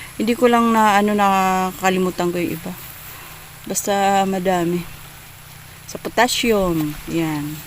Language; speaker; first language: Filipino; non-native, local second language; Waray